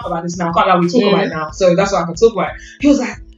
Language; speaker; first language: English; native; English